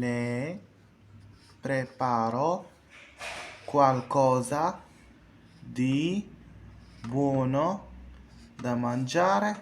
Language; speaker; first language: Italian; non-native, fluent; Arabic